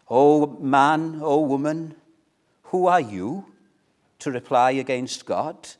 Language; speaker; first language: English; native; English